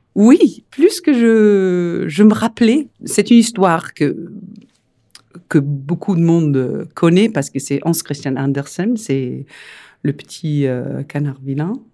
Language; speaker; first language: French; non-native, fluent; Danish